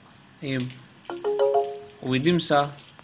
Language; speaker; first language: Russian; non-native, fluent; Javanese